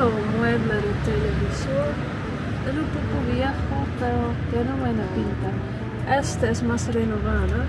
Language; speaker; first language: Spanish; non-native, fluent; Dutch